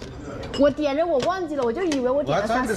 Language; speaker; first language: Chinese; native; Chinese